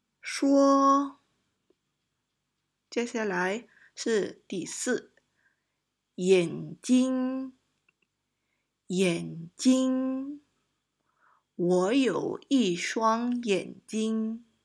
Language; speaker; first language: Chinese; non-native, local second language; Malay